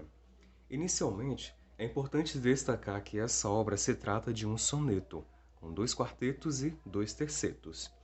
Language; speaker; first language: Portuguese; native; Portuguese